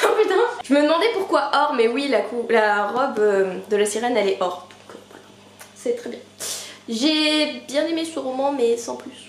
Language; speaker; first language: French; native; French